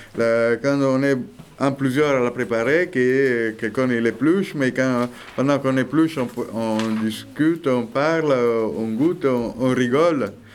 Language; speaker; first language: French; non-native, fluent; Italian